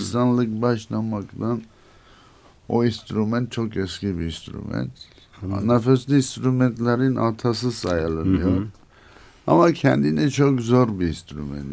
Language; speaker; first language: Turkish; non-native, learner; Armenian